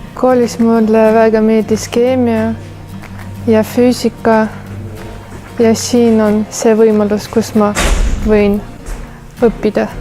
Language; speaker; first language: Estonian; non-native, local second language; Russian